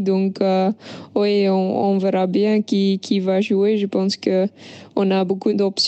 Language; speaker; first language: French; non-native, local second language; Dutch